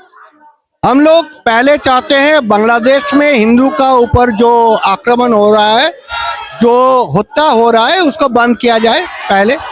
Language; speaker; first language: Hindi; non-native, local second language; Bangla